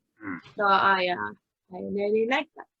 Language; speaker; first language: English; non-native, learner; Japanese